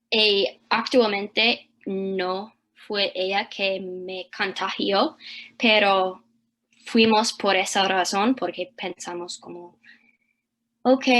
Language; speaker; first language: Spanish; early bilingual, heritage; English